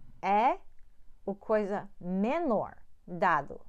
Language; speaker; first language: Portuguese; non-native, learner; English